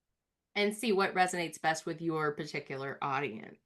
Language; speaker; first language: English; native; English